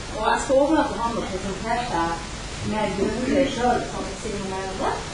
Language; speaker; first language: Norwegian; native; Norwegian